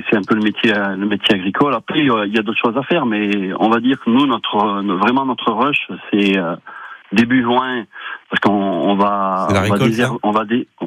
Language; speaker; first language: French; native; French